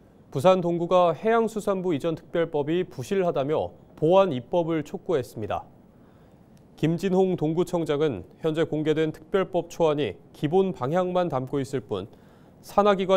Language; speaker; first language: Korean; native; Korean